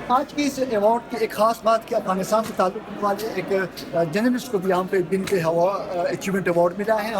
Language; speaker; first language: Urdu; non-native, local second language; Pashto